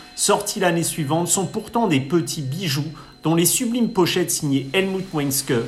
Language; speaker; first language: French; native; French